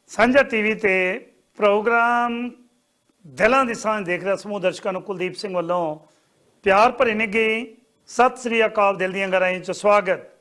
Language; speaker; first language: Punjabi; native; Punjabi